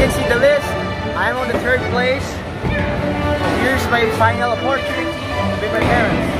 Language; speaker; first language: English; non-native, local second language; Filipino